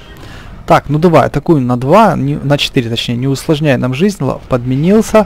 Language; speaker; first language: Russian; native; Russian